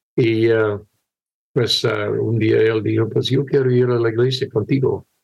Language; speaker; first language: Spanish; non-native, fluent; English